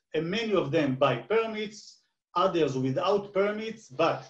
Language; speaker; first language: English; non-native, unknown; Hebrew